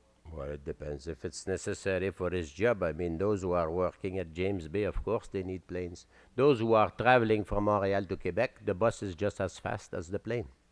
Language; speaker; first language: English; non-native, fluent; French